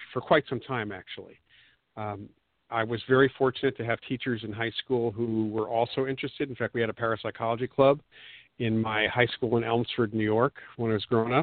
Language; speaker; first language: English; native; English